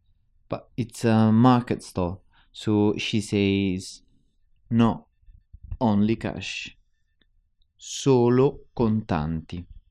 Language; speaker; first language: English; non-native, fluent; Italian